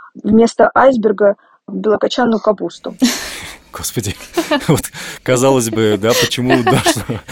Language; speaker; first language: Russian; native; Russian